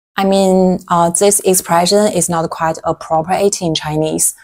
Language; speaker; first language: English; non-native, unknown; Chinese